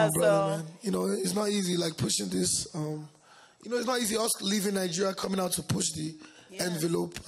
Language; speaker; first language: English; non-native, local second language; Yoruba